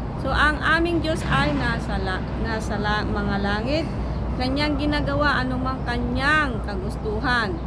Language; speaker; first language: Filipino; non-native, local second language; Iloko